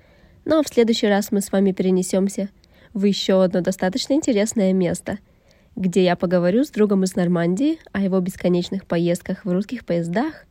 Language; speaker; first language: Russian; native; Russian